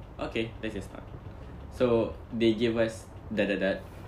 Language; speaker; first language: English; non-native, local second language; Malay